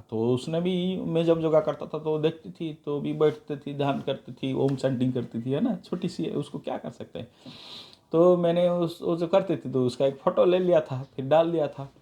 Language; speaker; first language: Hindi; non-native, local second language; Odia